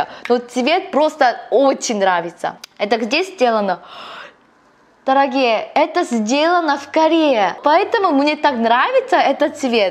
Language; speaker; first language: Russian; non-native, learner; Korean